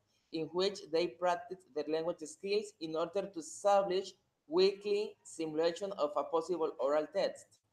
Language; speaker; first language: English; non-native, fluent; Spanish